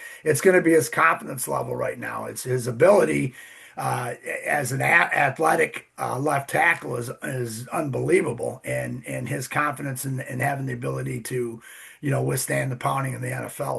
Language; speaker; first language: English; native; English